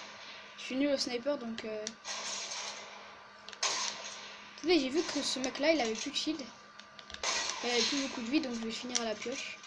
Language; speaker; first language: French; native; French